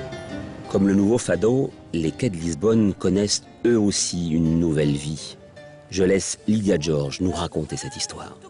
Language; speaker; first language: French; native; French